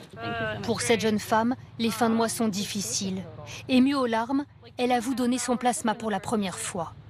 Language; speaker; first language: French; native; French